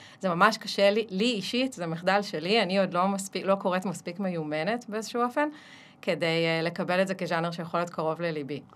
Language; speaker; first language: Hebrew; early bilingual, other home language; Russian